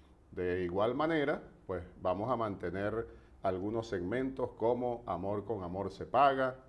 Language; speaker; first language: Spanish; native; Spanish